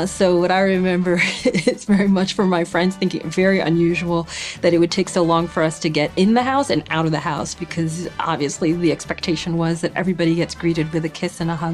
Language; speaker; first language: English; native; English